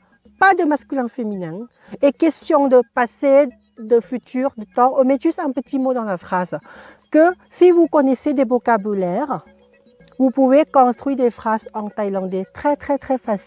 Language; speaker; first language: French; non-native, fluent; Thai